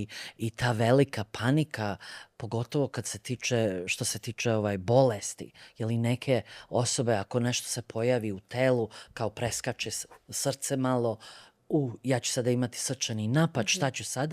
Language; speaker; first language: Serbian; early bilingual, other home language; Bosnian